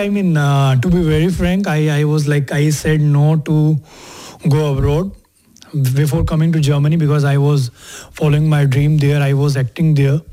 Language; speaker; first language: English; non-native, local second language; Hindi